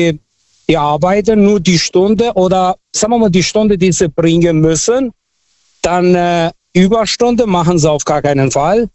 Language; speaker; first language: German; non-native, local second language; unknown